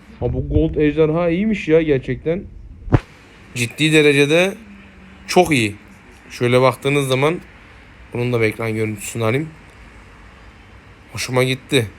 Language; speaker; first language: Turkish; native; Turkish